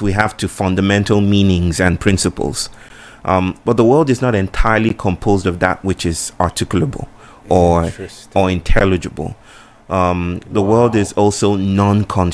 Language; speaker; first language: English; non-native, local second language; Yoruba